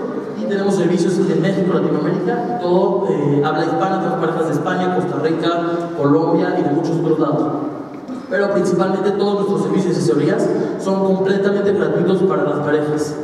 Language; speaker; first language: Spanish; native; Spanish